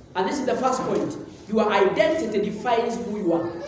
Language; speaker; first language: English; non-native, local second language; Swahili